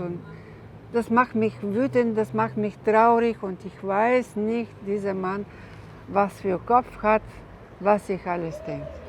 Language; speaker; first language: German; non-native, fluent; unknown